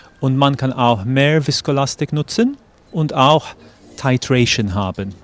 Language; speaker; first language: German; non-native, fluent; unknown